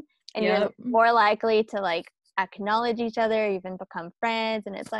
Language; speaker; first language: English; early bilingual, other home language; Filipino